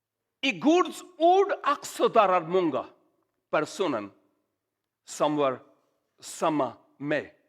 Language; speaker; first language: Swedish; non-native, learner; Urdu